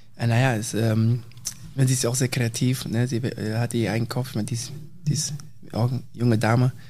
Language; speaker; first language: German; early bilingual, other home language; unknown